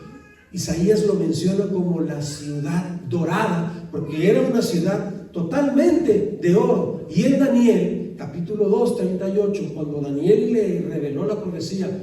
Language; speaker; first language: Spanish; native; Spanish